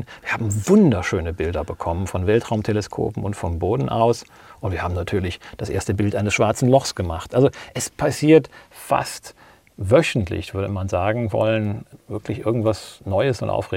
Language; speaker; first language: German; native; German